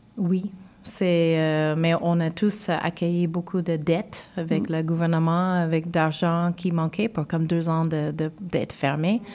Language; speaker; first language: French; non-native, fluent; English